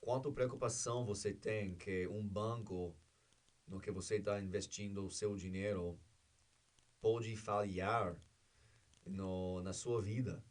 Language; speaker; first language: Portuguese; non-native, learner; English